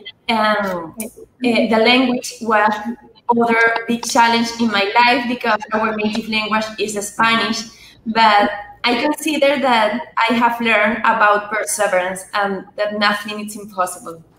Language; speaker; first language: English; non-native, fluent; Spanish